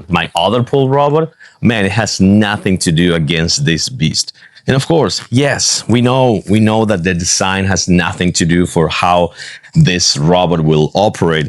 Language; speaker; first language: English; non-native, fluent; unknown